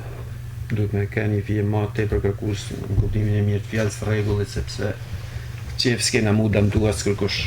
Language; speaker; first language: Albanian; native; Albanian